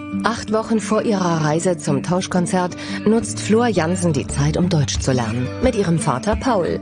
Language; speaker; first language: German; native; German